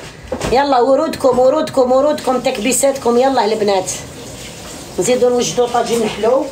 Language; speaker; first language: Arabic; native; Arabic